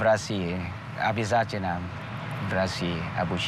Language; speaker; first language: Russian; non-native, learner; Lao